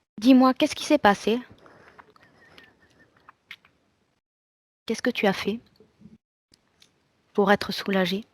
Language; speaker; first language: French; native; French